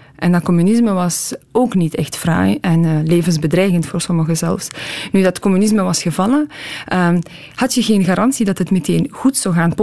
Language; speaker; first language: Dutch; early bilingual, other home language; Polish